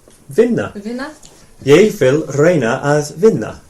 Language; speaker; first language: Icelandic; non-native, fluent; English